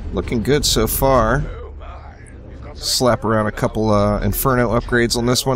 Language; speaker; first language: English; native; English